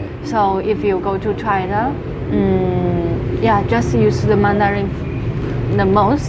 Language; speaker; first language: English; non-native, fluent; Chinese